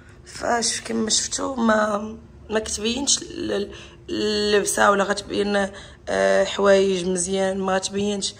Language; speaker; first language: Arabic; native; Arabic